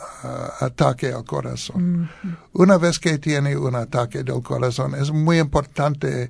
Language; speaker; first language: Spanish; non-native, learner; English